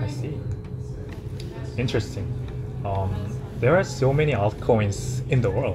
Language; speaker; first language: English; non-native, fluent; Korean